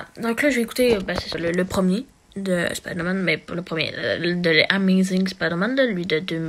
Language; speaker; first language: French; native; French